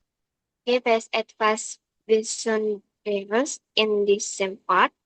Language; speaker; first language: German; non-native, learner; Indonesian